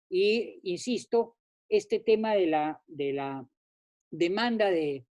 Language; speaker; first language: Spanish; native; Spanish